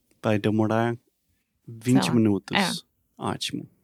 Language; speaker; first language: Portuguese; non-native, learner; English